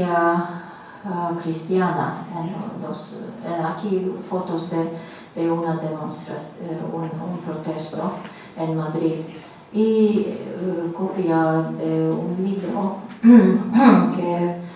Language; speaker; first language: Spanish; non-native, fluent; Latvian